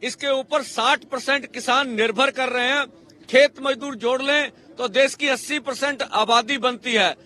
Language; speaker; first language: Hindi; non-native, local second language; Punjabi